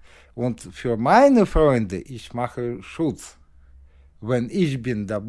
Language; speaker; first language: German; non-native, learner; Russian